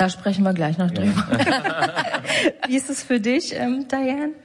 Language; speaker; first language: German; native; German